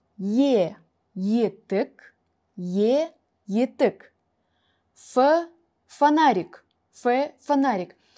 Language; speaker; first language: Russian; non-native, local second language; Kara-Kalpak